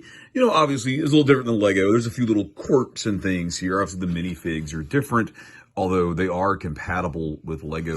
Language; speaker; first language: English; native; English